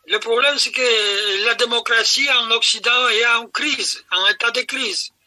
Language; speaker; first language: French; non-native, fluent; Polish